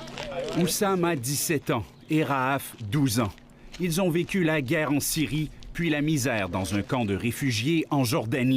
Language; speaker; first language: French; native; French